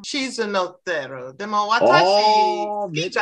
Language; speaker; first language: Japanese; non-native, learner; English